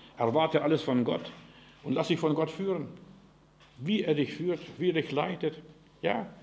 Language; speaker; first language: German; non-native, fluent; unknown